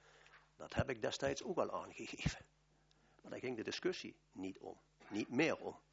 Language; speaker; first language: Dutch; native; Dutch